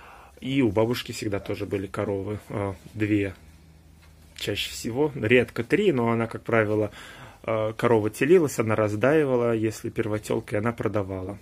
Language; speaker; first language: Russian; native; Russian